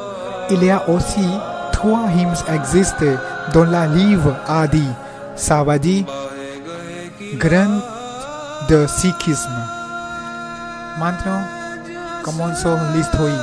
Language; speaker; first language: French; non-native, learner; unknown